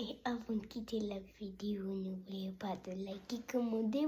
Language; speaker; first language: French; native; French